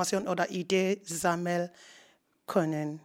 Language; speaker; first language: German; non-native, fluent; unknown